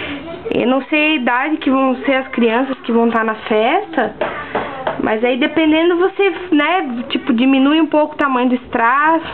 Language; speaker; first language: Portuguese; native; Portuguese